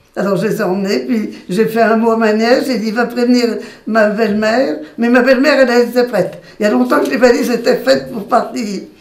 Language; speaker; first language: French; native; French